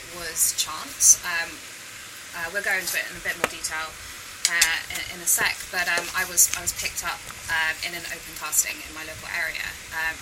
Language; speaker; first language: English; native; English